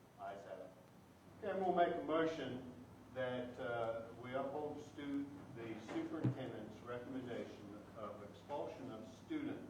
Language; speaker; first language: English; native; English